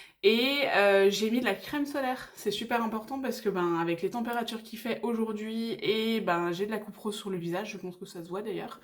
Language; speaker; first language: French; native; French